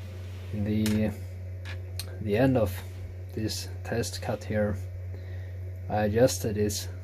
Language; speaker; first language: English; non-native, fluent; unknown